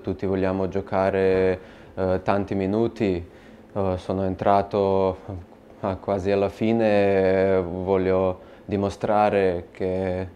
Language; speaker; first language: Italian; non-native, fluent; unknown